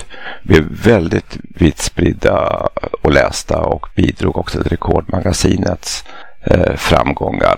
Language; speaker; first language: Swedish; native; Swedish